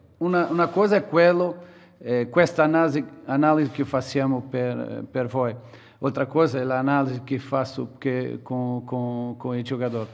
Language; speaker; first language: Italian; non-native, learner; Portuguese